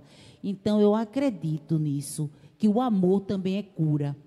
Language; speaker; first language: Portuguese; native; Portuguese